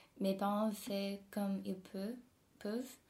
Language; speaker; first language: French; non-native, fluent; English